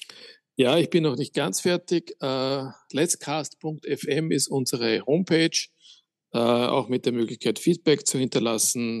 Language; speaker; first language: German; native; German